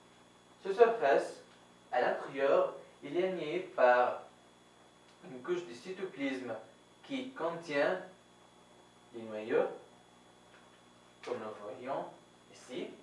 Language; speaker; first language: French; non-native, fluent; Arabic